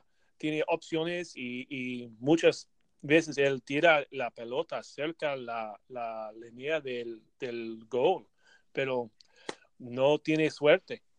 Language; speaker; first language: Spanish; non-native, learner; English